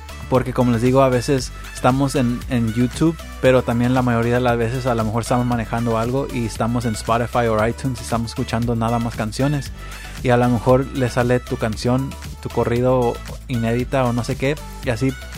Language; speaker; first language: Spanish; early bilingual, heritage; Spanish